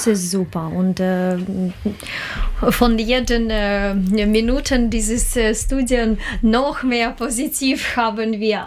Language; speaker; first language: German; non-native, learner; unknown